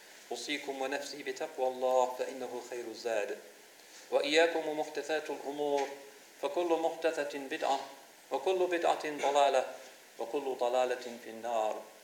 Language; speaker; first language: Arabic; non-native, fluent; English